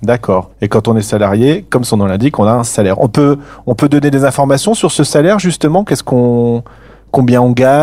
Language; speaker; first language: French; native; French